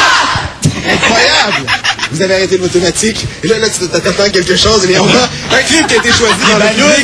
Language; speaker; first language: French; native; French